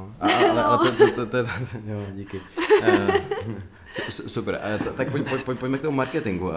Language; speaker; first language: Czech; native; Czech